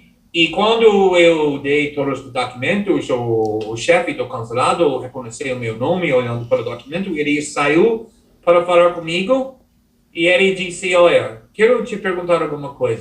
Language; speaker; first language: Portuguese; non-native, fluent; English